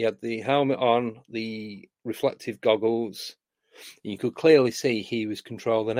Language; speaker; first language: English; native; English